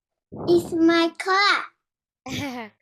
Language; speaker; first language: English; non-native, learner; Vietnamese